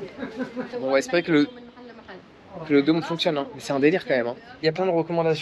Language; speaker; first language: French; native; French